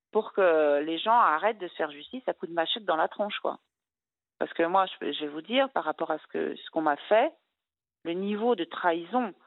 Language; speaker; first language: French; native; French